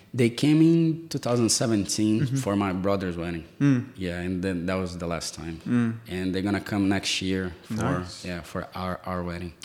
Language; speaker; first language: English; non-native, fluent; Portuguese